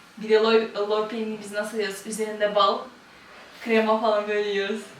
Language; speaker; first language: Turkish; non-native, learner; Ukrainian